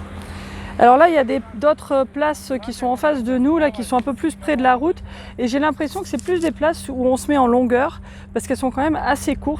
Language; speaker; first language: French; native; French